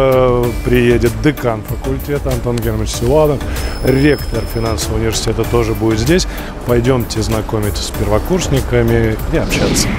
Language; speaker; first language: Russian; native; Russian